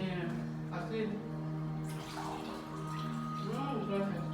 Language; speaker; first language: Spanish; non-native, learner; Filipino